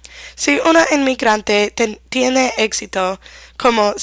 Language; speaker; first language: Spanish; non-native, learner; English